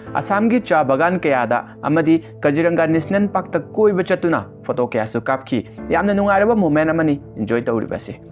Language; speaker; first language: Manipuri; native; Manipuri